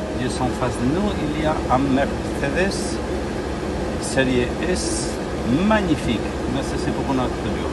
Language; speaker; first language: French; non-native, learner; Spanish